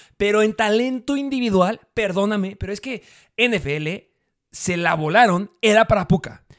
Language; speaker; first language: Spanish; native; Spanish